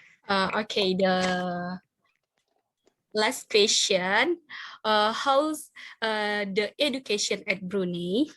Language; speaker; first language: English; non-native, learner; Indonesian